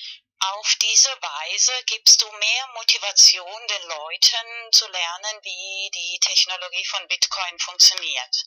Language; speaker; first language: German; non-native, fluent; Spanish